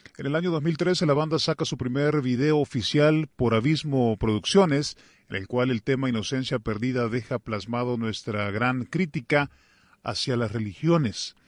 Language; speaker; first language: Spanish; native; Spanish